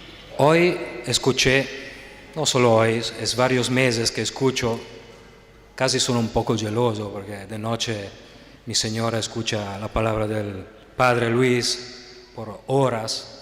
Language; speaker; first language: Spanish; non-native, fluent; Italian